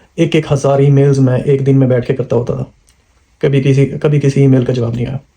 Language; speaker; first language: Urdu; non-native, local second language; Punjabi